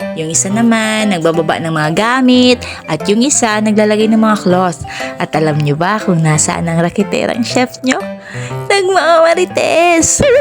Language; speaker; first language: Filipino; non-native, local second language; Bikol